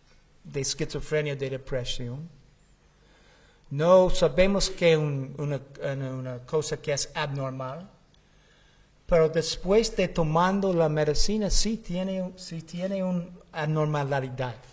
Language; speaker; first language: Spanish; non-native, learner; English